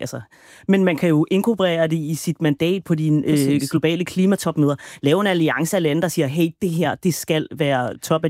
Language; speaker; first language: Danish; native; Danish